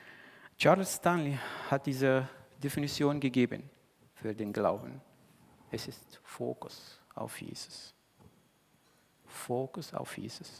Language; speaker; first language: German; non-native, fluent; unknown